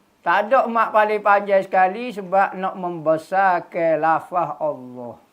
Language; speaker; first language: Malay; native; Malay